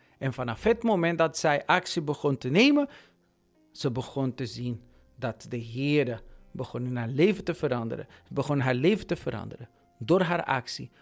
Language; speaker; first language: Dutch; non-native, fluent; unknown